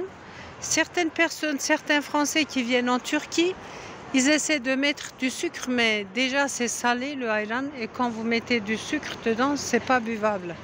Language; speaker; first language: French; non-native, fluent; Turkish